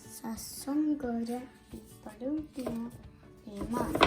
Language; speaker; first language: Spanish; early bilingual, heritage; English